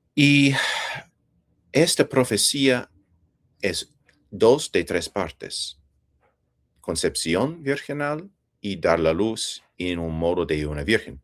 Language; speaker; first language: Spanish; non-native, fluent; English